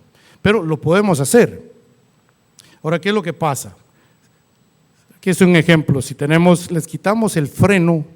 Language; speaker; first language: Spanish; native; Spanish